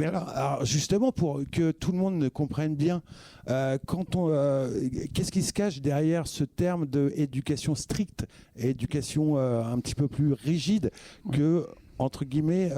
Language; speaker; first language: French; native; French